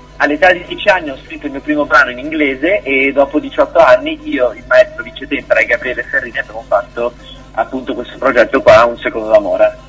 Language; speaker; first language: Italian; early bilingual, other home language; German